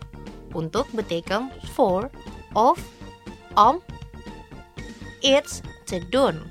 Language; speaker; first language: Dutch; non-native, fluent; Indonesian